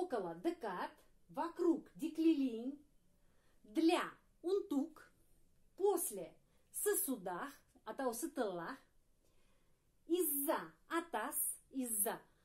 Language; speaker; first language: Indonesian; non-native, fluent; Russian